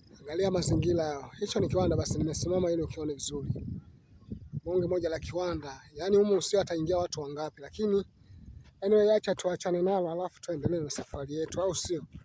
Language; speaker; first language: Swahili; native; Swahili